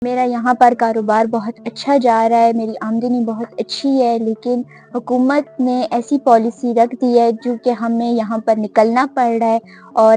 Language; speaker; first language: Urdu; non-native, local second language; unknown